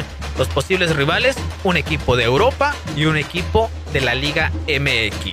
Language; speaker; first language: Spanish; native; Spanish